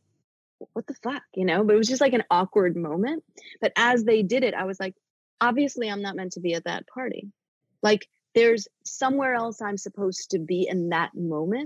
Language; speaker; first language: English; native; English